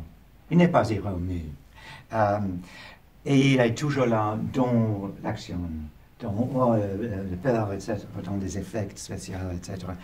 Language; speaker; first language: French; non-native, learner; English